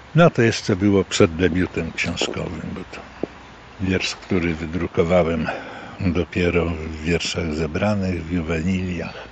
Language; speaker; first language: Polish; native; Polish